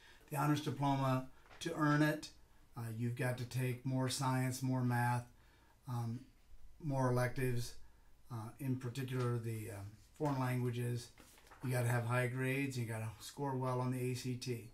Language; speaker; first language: English; native; English